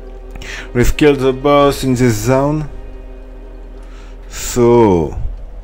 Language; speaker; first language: English; non-native, learner; French